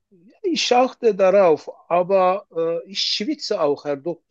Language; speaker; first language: German; non-native, learner; Turkish